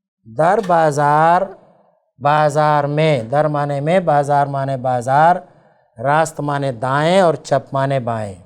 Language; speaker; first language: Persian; non-native, fluent; Urdu